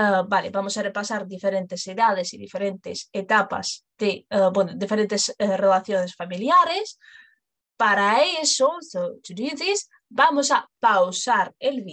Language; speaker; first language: Spanish; non-native, fluent; English